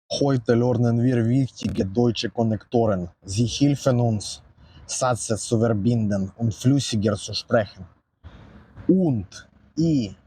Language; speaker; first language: German; non-native, learner; Ukrainian